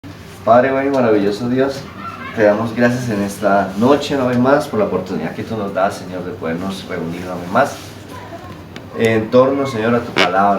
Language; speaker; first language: Spanish; native; Spanish